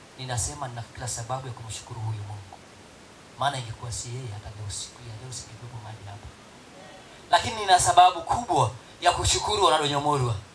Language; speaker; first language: Swahili; non-native, local second language; Masai